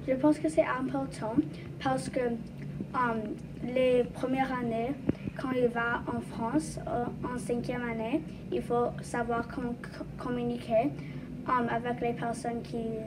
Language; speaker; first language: French; non-native, learner; English